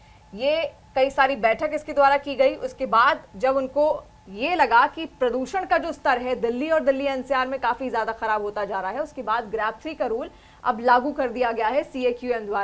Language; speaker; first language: Hindi; native; Hindi